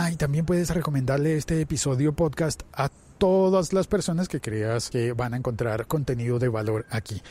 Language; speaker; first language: Spanish; native; Spanish